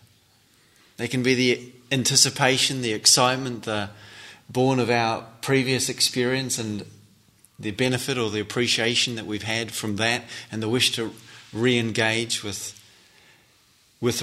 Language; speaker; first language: English; native; English